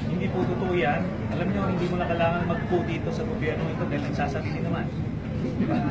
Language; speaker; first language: Filipino; native; Filipino